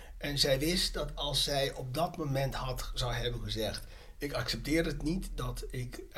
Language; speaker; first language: Dutch; native; Dutch